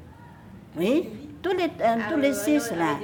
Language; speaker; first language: French; non-native, fluent; Lao